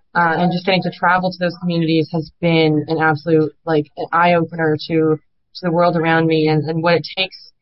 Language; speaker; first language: English; native; English